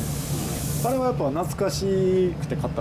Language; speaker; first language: Japanese; native; Japanese